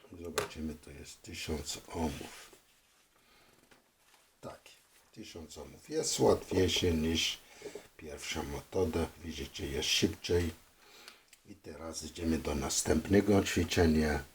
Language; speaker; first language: Polish; non-native, fluent; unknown